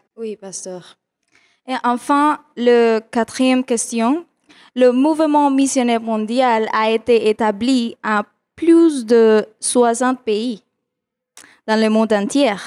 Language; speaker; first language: French; non-native, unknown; Spanish